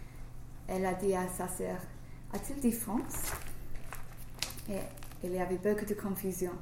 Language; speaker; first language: French; non-native, fluent; English